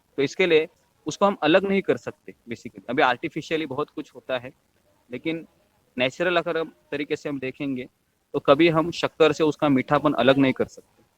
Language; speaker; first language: Hindi; non-native, local second language; Marathi